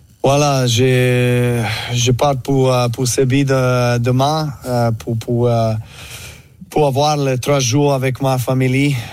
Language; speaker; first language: French; non-native, learner; Serbian